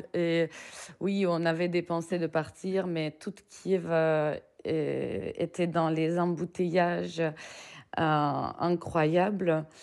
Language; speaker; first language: French; non-native, fluent; Russian